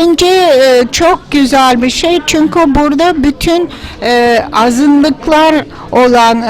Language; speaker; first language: Turkish; non-native, fluent; Georgian